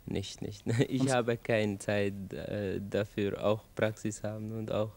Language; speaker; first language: German; non-native, learner; Hungarian